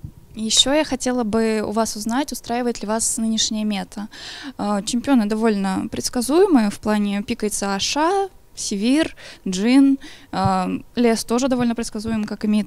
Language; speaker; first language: Russian; native; Russian